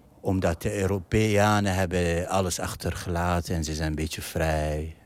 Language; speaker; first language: Dutch; non-native, fluent; Arabic